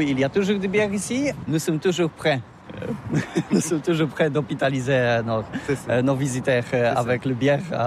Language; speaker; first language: French; non-native, learner; Polish